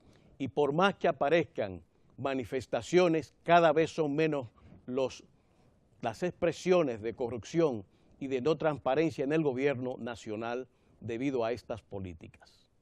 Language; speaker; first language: Spanish; native; Spanish